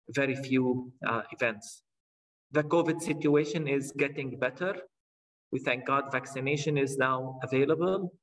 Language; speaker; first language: English; non-native, fluent; Arabic